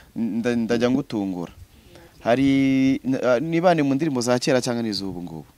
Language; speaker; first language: Kinyarwanda; native; Kinyarwanda